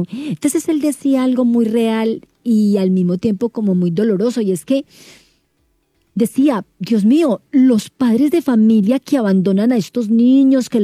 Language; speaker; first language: Spanish; native; Spanish